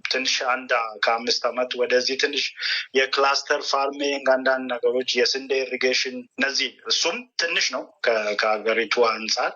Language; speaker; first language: Amharic; non-native, local second language; Oromo